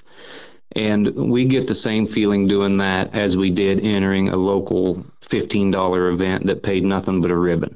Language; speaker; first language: English; native; English